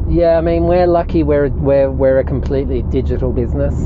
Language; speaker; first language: English; native; English